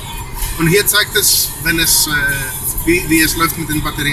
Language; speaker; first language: German; non-native, learner; Greek